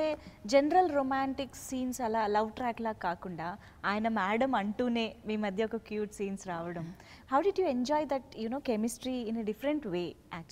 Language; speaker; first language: Telugu; native; Telugu